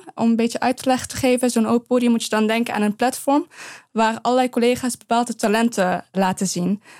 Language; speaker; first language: Dutch; early bilingual, other home language; Persian